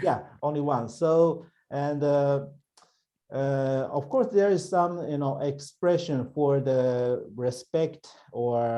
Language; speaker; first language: English; non-native, learner; Chinese